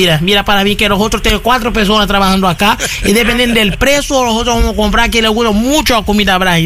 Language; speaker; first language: Spanish; non-native, learner; Portuguese